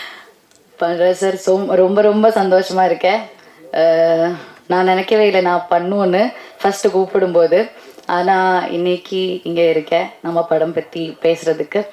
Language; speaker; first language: Tamil; non-native, learner; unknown